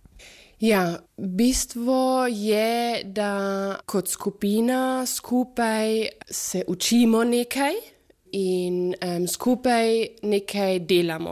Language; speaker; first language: Slovenian; non-native, fluent; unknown